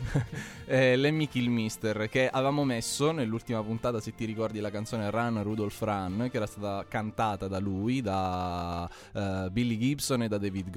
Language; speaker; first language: Italian; native; Italian